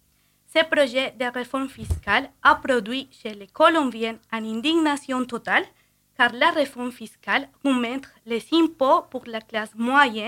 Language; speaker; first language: French; non-native, fluent; Spanish